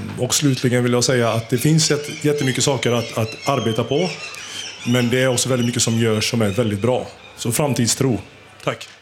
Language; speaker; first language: Swedish; early bilingual, other home language; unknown